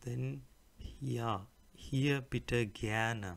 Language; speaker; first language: German; non-native, fluent; English